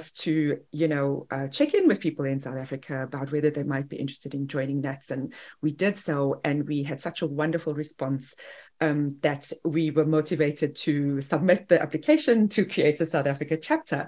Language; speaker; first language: English; native; English